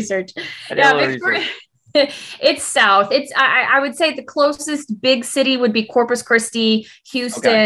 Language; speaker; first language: English; native; English